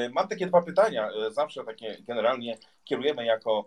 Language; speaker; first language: Polish; native; Polish